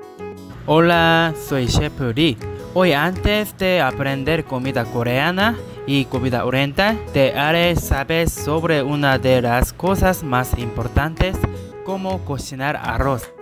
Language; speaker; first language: Spanish; non-native, learner; Korean